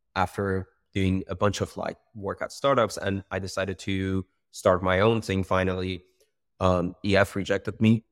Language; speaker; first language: English; non-native, fluent; Persian